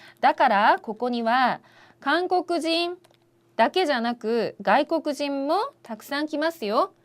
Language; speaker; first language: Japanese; non-native, fluent; Korean